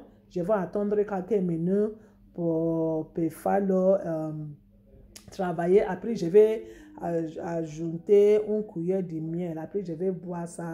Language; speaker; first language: French; non-native, fluent; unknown